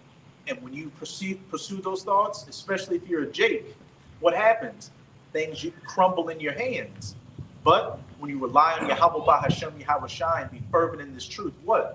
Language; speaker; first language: English; native; English